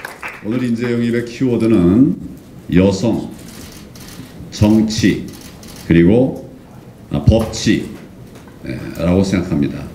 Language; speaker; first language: Korean; native; Korean